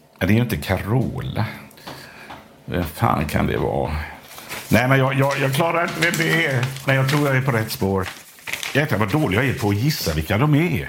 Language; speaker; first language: Swedish; native; Swedish